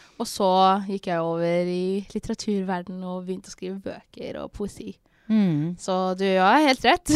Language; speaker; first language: Norwegian; early bilingual, other home language; Somali